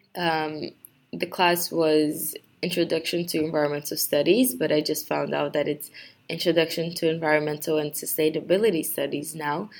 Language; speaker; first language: English; non-native, fluent; Portuguese